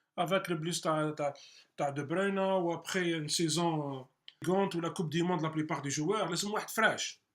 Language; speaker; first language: French; non-native, local second language; Arabic